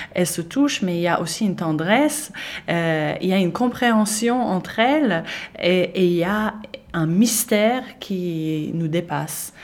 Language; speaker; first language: French; non-native, fluent; Persian